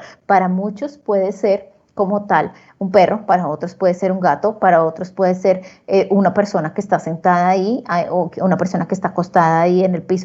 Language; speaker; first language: Spanish; native; Spanish